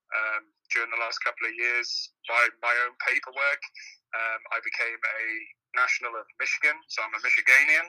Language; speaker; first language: English; native; English